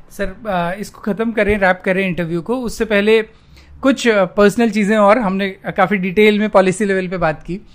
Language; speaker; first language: Hindi; native; Hindi